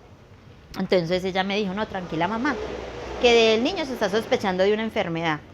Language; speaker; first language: Spanish; native; Spanish